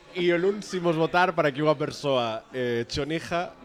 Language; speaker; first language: Spanish; native; Spanish